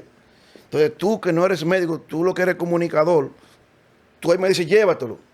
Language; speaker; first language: Spanish; native; Spanish